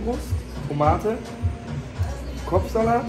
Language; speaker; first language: German; native; German